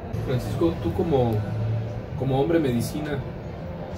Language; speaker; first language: Spanish; native; Spanish